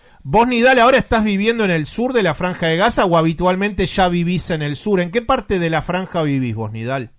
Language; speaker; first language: Spanish; native; Spanish